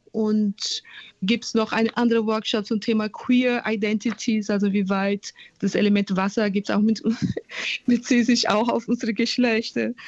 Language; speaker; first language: German; non-native, fluent; Portuguese